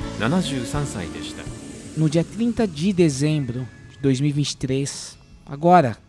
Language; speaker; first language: Portuguese; native; Portuguese